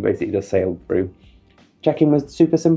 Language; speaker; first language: English; native; English